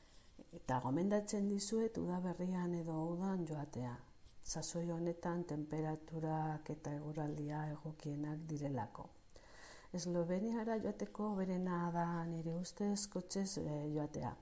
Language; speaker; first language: Basque; non-native, local second language; Spanish